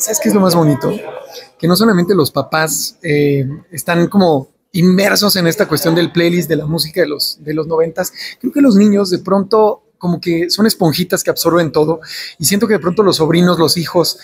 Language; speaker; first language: Spanish; native; Spanish